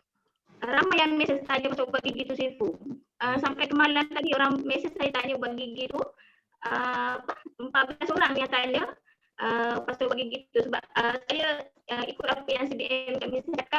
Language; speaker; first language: Malay; native; Malay